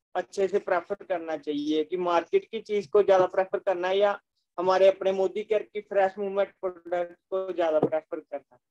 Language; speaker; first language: Hindi; native; Hindi